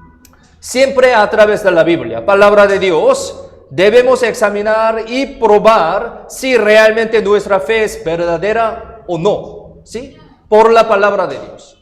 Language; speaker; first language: Spanish; non-native, fluent; Korean